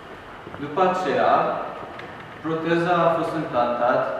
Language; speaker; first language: Romanian; non-native, fluent; Arabic